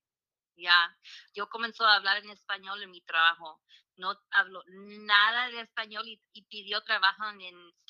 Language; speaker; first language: Spanish; early bilingual, heritage; Spanish